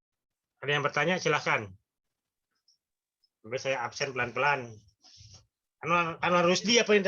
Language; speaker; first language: Indonesian; native; Indonesian